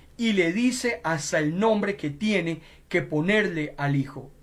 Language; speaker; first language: Spanish; native; Spanish